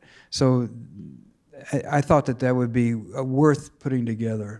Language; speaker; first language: English; native; English